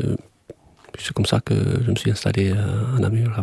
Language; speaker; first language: French; non-native, fluent; Albanian